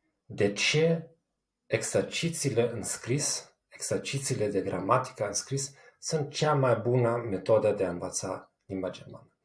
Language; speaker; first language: Romanian; non-native, fluent; German